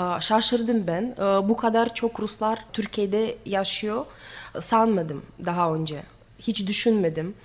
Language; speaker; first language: Turkish; non-native, fluent; Russian